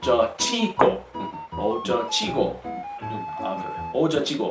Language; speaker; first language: Korean; non-native, fluent; English